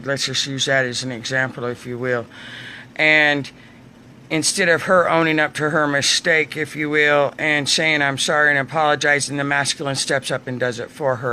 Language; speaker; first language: English; native; English